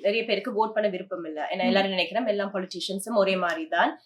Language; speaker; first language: Tamil; early bilingual, heritage; Tamil